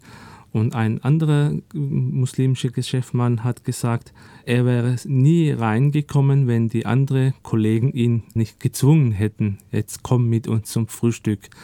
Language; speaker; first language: German; early bilingual, other home language; Turkish